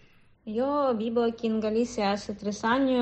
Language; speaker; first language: Spanish; non-native, learner; Russian